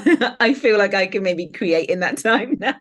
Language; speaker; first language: English; native; English